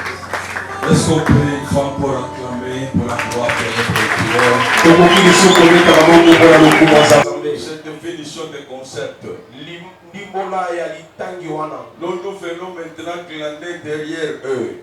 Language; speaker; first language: French; non-native, local second language; Lingala